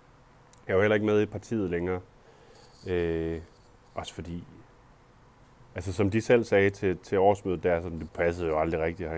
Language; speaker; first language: Danish; native; Danish